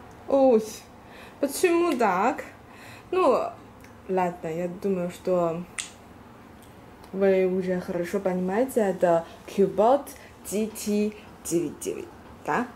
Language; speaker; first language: Russian; non-native, learner; Chinese